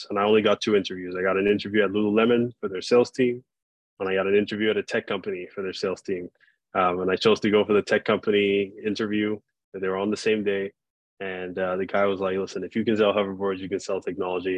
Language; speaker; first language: English; non-native, local second language; Yoruba